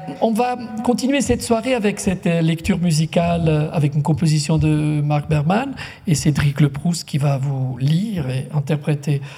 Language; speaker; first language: French; non-native, local second language; Italian